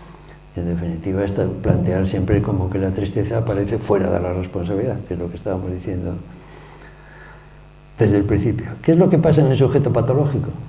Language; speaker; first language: Spanish; native; Spanish